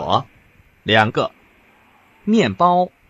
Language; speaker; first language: Chinese; non-native, learner; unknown